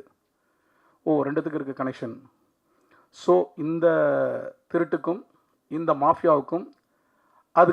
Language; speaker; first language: Tamil; native; Tamil